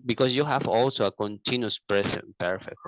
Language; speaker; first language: English; non-native, learner; Portuguese